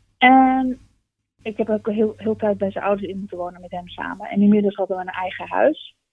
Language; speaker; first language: Dutch; early bilingual, other home language; Turkish